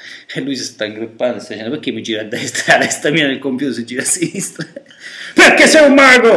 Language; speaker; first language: Italian; native; Italian